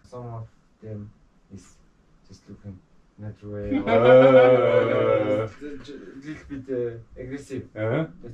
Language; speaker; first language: English; non-native, learner; Mongolian